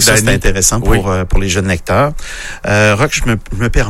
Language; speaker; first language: French; native; French